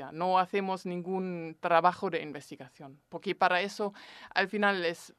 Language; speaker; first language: Spanish; non-native, fluent; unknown